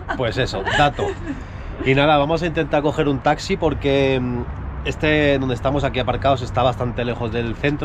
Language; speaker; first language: Spanish; native; Spanish